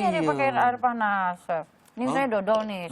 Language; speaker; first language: Indonesian; native; Indonesian